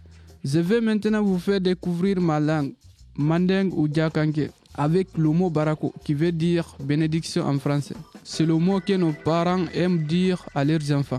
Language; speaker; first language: French; non-native, local second language; Mandingo